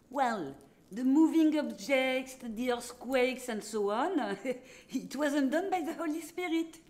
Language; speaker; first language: English; non-native, fluent; French